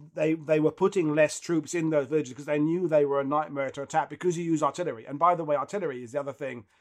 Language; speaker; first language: English; native; English